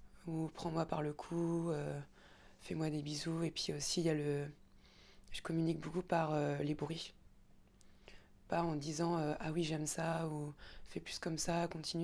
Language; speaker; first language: French; native; French